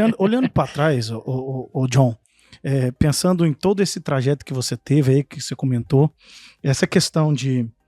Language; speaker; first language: Portuguese; native; Portuguese